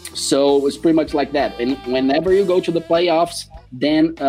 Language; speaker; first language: English; non-native, fluent; Portuguese